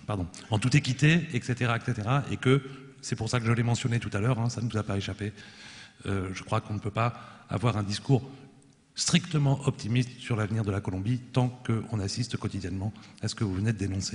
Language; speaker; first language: French; native; French